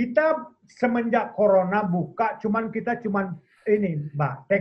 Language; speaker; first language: Indonesian; native; Indonesian